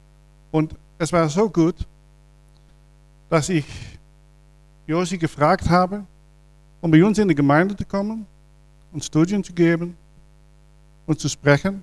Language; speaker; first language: German; non-native, learner; Dutch